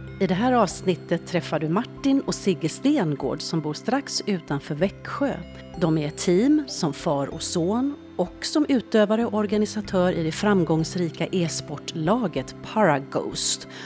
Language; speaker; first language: Swedish; native; Swedish